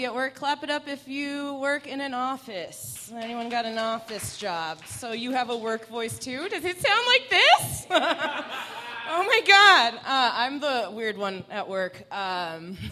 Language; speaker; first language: English; non-native, fluent; Persian